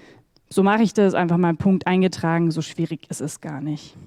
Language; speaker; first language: German; native; German